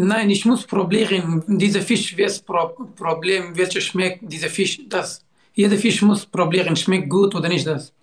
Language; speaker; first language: German; non-native, learner; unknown